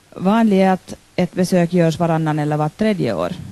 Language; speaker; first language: Swedish; non-native, local second language; Finnish